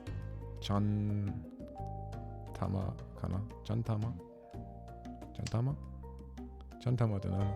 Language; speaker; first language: Japanese; non-native, learner; German